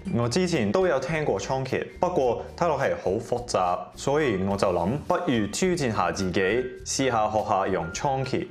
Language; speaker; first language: Cantonese; non-native, fluent; English